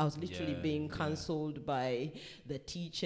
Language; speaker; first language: English; non-native, local second language; Ganda